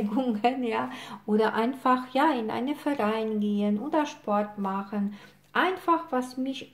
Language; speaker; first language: German; non-native, fluent; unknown